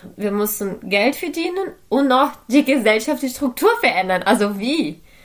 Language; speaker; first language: German; non-native, fluent; Portuguese